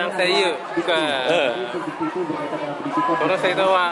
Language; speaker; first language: Japanese; native; Japanese